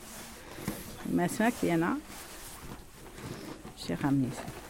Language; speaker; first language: French; non-native, learner; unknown